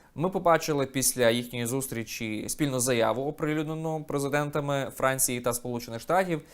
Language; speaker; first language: Ukrainian; native; Ukrainian